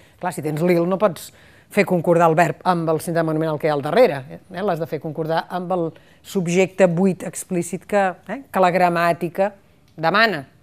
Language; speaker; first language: Catalan; native; Catalan